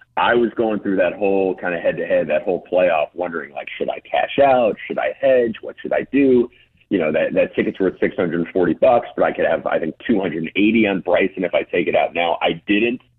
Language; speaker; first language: English; native; English